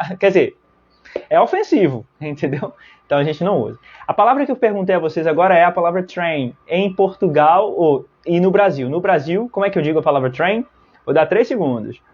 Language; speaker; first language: Portuguese; native; Portuguese